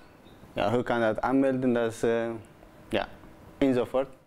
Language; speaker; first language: Dutch; non-native, learner; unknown